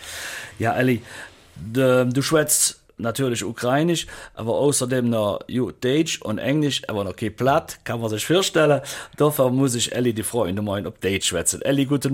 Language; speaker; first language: German; native; German